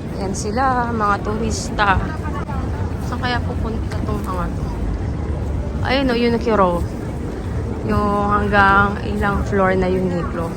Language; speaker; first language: Filipino; native; Filipino